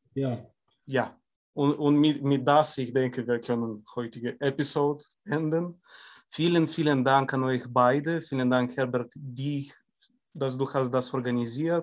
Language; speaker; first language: German; non-native, fluent; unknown